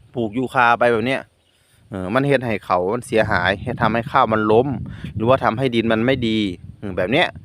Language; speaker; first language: Thai; non-native, local second language; Northeastern Thai